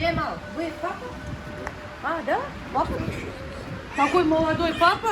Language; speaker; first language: Russian; native; Russian